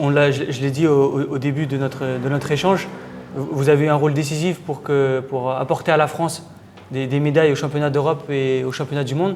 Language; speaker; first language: French; native; French